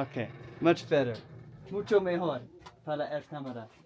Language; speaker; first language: Spanish; non-native, learner; English